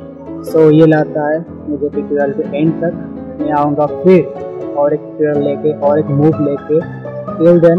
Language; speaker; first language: Hindi; non-native, local second language; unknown